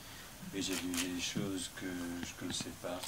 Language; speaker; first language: French; non-native, fluent; English